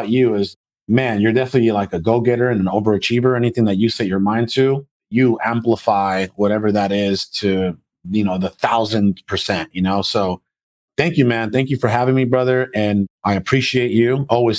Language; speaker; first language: English; early bilingual, other home language; Spanish